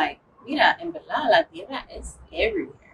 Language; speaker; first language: Spanish; early bilingual, heritage; English